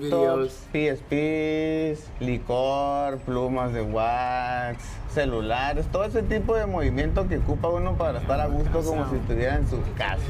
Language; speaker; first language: Spanish; native; Spanish